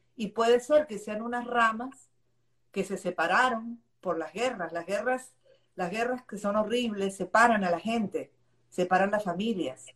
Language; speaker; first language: Spanish; native; Spanish